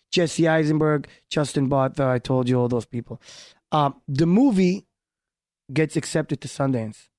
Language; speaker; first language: English; early bilingual, other home language; Hebrew